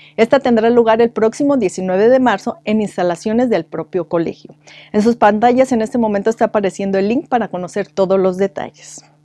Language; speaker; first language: Spanish; native; Spanish